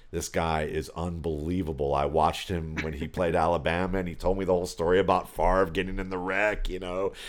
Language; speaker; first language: English; native; English